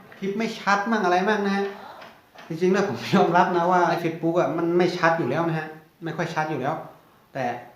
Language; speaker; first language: Thai; non-native, fluent; Shan